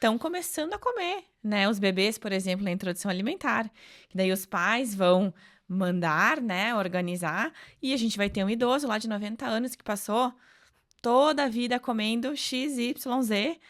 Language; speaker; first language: Portuguese; native; Portuguese